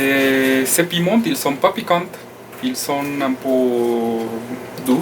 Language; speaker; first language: French; non-native, fluent; Spanish